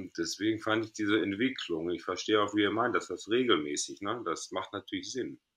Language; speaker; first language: German; early bilingual, other home language; Greek